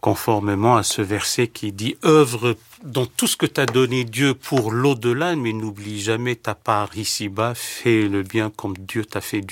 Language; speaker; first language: French; native; French